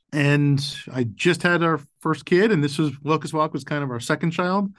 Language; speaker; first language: English; native; English